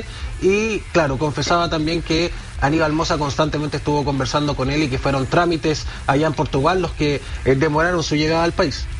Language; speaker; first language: Spanish; native; Spanish